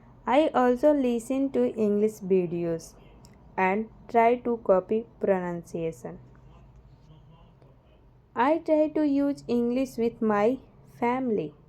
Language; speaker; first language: English; non-native, learner; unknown